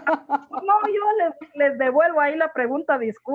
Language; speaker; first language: Spanish; native; Spanish